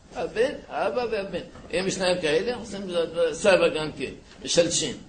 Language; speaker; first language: Hebrew; early bilingual, other home language; Arabic